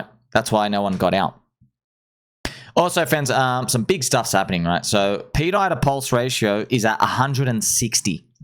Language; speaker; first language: English; native; English